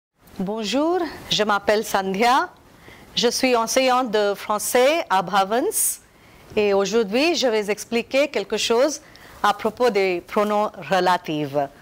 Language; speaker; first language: French; non-native, fluent; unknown